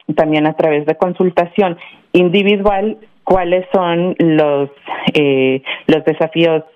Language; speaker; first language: Spanish; early bilingual, heritage; Spanish